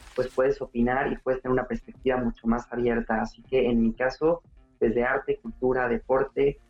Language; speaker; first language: Spanish; native; Spanish